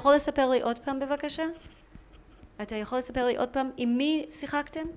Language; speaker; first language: Hebrew; native; Hebrew